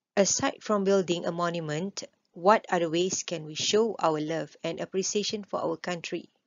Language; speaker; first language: English; non-native, local second language; Malay